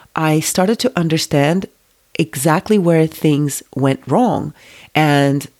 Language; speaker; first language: English; non-native, fluent; Turkish